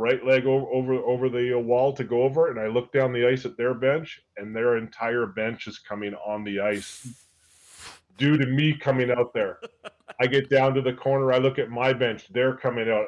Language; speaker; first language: English; native; English